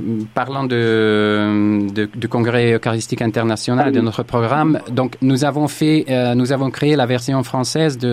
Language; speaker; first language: French; non-native, fluent; Hungarian